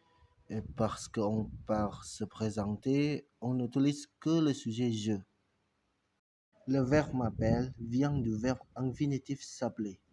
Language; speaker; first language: French; non-native, learner; Indonesian